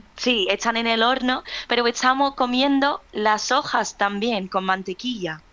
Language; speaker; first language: Spanish; non-native, fluent; English